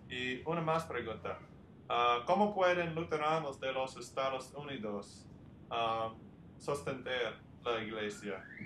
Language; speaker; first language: Spanish; non-native, learner; English